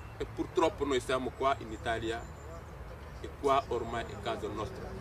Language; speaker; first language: Italian; non-native, fluent; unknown